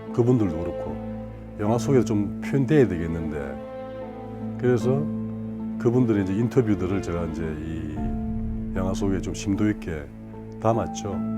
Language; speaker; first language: Korean; native; Korean